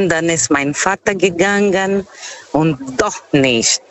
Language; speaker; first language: German; non-native, fluent; Portuguese